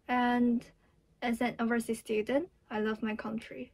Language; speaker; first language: English; non-native, fluent; Chinese